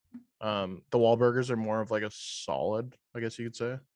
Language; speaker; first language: English; native; English